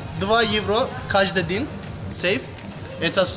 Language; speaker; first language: Russian; non-native, learner; Turkish